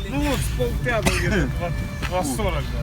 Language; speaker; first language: Russian; native; Russian